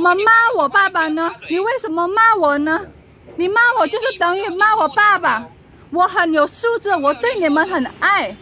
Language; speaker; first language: Chinese; non-native, fluent; Indonesian